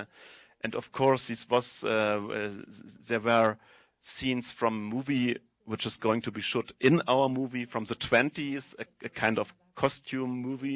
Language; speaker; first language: English; non-native, fluent; German